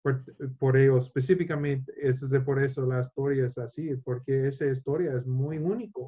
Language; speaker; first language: Spanish; non-native, learner; English